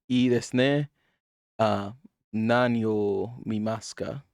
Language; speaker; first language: Japanese; non-native, learner; English